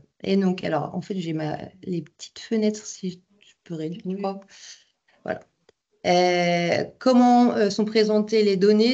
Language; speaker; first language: French; native; French